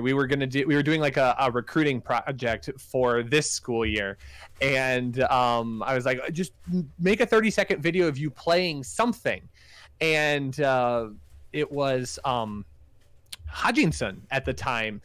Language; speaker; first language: English; native; English